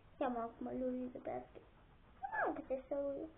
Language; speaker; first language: Polish; non-native, learner; Ukrainian